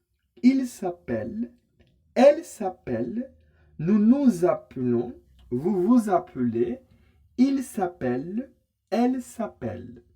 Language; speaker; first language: French; non-native, fluent; Spanish